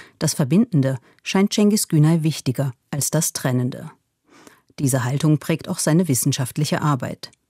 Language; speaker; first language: German; native; German